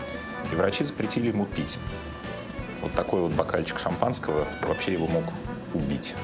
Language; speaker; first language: Russian; native; Russian